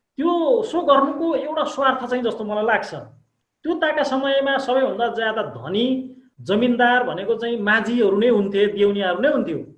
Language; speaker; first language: Nepali; non-native, local second language; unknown